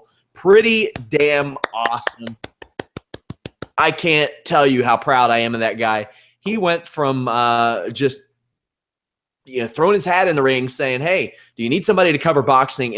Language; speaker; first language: English; native; English